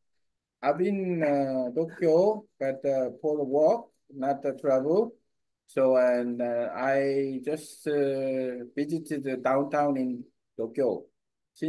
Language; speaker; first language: English; non-native, learner; Korean